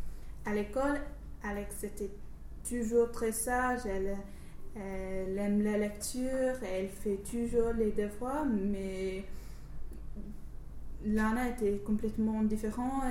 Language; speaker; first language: French; non-native, learner; English